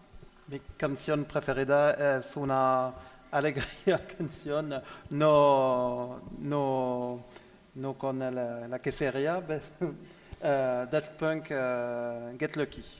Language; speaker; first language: Spanish; non-native, learner; French